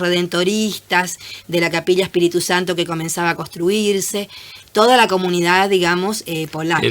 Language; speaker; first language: Spanish; native; Spanish